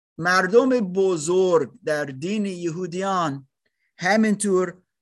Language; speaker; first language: Persian; non-native, learner; German